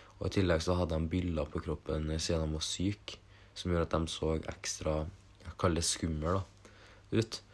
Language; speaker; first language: Norwegian; early bilingual, other home language; German